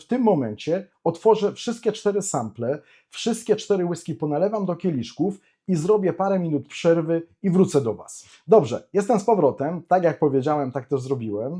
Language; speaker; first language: Polish; native; Polish